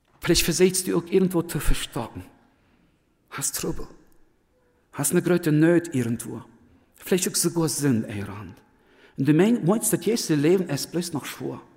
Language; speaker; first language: German; early bilingual, other home language; Plautdietsch